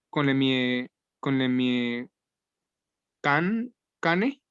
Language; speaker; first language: Italian; non-native, learner; Spanish